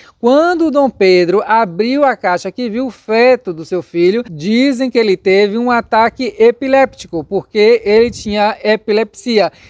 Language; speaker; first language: Portuguese; native; Portuguese